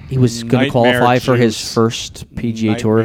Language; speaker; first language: English; native; English